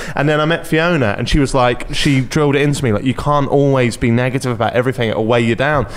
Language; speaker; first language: English; native; English